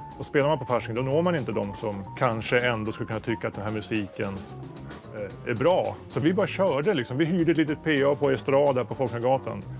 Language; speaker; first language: Swedish; native; Swedish